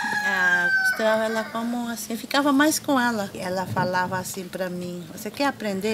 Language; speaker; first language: Portuguese; non-native, local second language; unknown